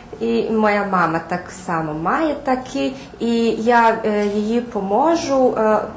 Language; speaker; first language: Ukrainian; non-native, local second language; Serbian